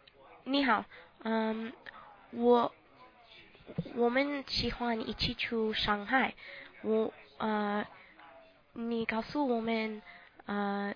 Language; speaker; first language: Chinese; non-native, learner; English